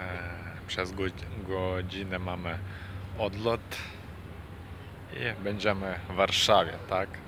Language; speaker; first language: Polish; non-native, fluent; Ukrainian